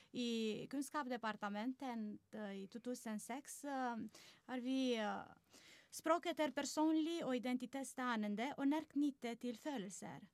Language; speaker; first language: Norwegian; non-native, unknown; Romanian